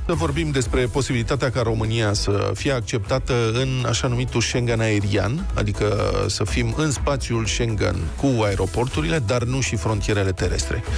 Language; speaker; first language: Romanian; native; Romanian